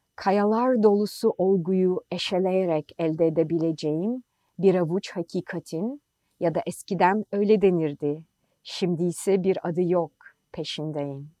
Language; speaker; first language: English; non-native, fluent; Turkish